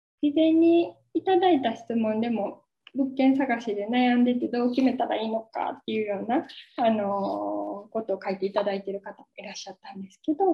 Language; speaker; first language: Japanese; native; Japanese